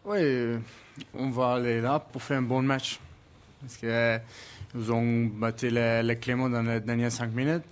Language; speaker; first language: French; non-native, learner; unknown